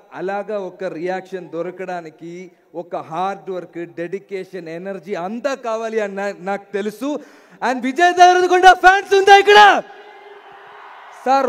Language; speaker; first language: Telugu; non-native, learner; Malayalam